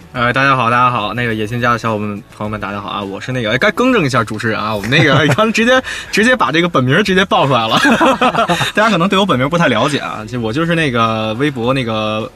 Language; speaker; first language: Chinese; native; Chinese